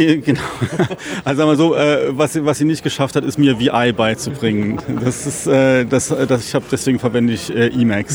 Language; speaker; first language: German; native; German